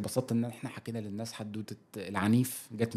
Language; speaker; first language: Arabic; native; Arabic